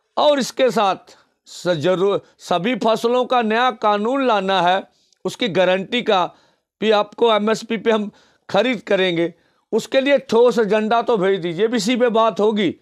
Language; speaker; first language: Hindi; non-native, local second language; Punjabi